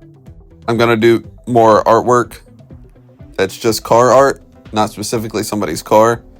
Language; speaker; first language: English; native; English